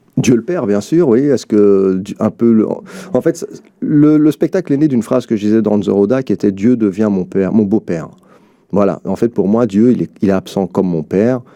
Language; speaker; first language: French; early bilingual, other home language; Arabic